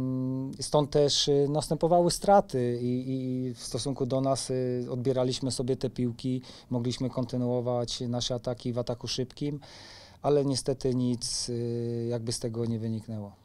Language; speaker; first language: Polish; native; Polish